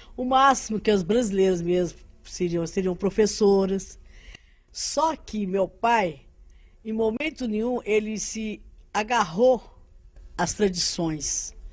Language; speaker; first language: Portuguese; early bilingual, other home language; Arabic